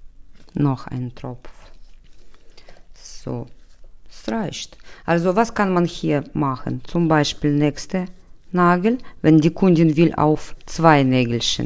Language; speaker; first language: German; non-native, learner; Russian